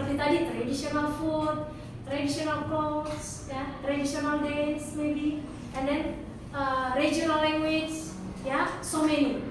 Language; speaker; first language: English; non-native, learner; Indonesian